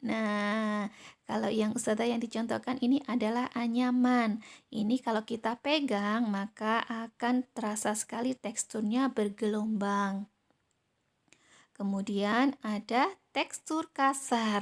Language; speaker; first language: Indonesian; native; Indonesian